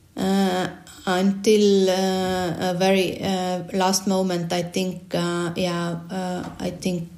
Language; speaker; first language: English; non-native, fluent; Estonian